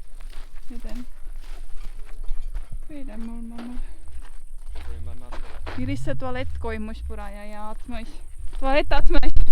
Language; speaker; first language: Turkish; non-native, learner; Estonian